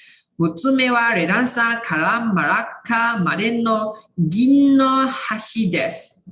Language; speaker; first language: Japanese; non-native, learner; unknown